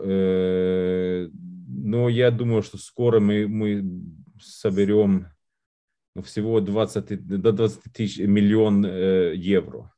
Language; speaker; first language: Russian; non-native, fluent; Lithuanian